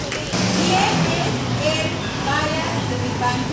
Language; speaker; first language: Spanish; native; Spanish